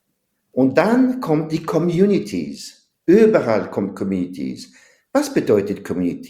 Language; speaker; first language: German; non-native, fluent; French